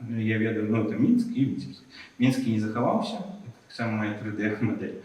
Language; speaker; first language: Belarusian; non-native, local second language; Russian